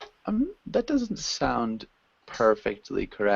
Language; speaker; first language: English; native; English